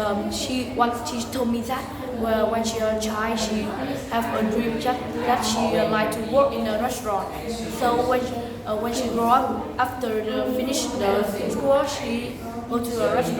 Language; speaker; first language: English; non-native, learner; Vietnamese